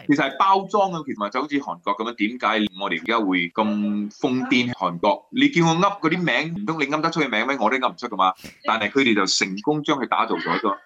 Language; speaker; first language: Cantonese; native; Cantonese